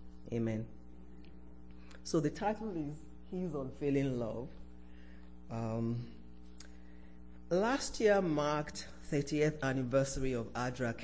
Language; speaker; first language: English; non-native, local second language; Yoruba